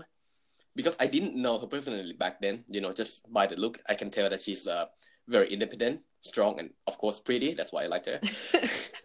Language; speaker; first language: English; non-native, fluent; Thai